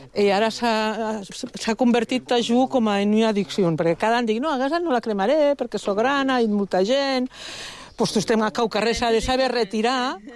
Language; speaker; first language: Catalan; non-native, local second language; Spanish